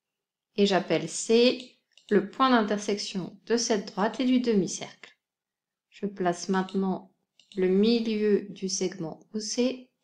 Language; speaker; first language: French; native; French